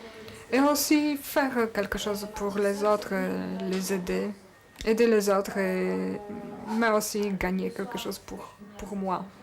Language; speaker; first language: French; non-native, learner; Polish